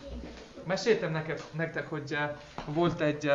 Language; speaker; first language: Hungarian; non-native, fluent; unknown